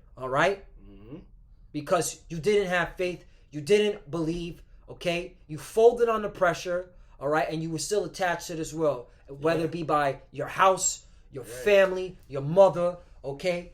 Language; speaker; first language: English; native; English